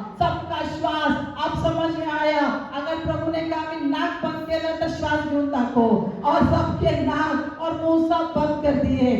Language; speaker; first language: Hindi; native; Hindi